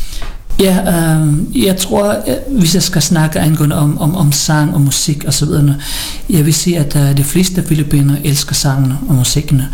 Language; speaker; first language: Danish; non-native, learner; Filipino